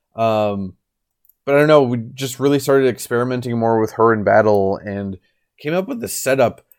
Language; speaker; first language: English; native; English